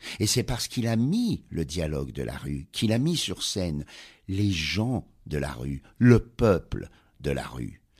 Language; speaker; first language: French; native; French